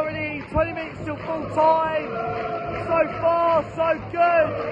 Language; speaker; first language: English; native; English